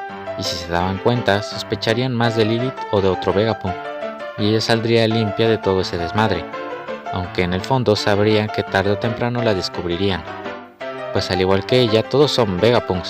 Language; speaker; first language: Spanish; native; Spanish